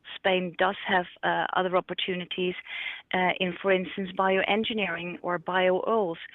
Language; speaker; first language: English; non-native, fluent; Dutch